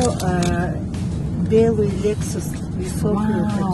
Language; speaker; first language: Russian; non-native, learner; Tajik